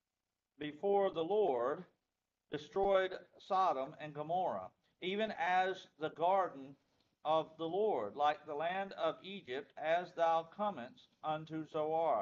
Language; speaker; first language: English; native; English